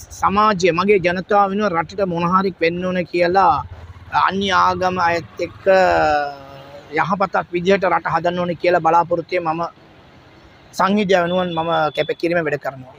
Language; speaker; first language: Sinhala; non-native, local second language; Tamil